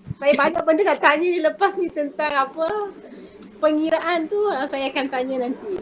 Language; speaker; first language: Malay; non-native, local second language; Tamil